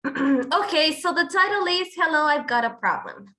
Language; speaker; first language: English; non-native, fluent; Spanish